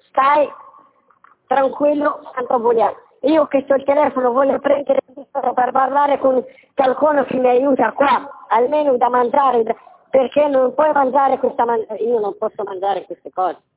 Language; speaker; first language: Italian; non-native, learner; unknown